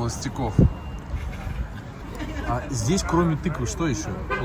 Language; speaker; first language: Russian; native; Russian